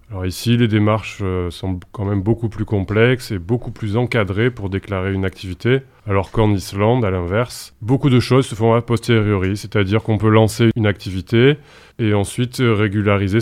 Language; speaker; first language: French; native; French